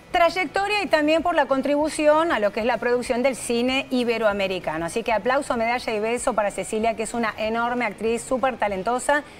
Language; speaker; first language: Spanish; native; Spanish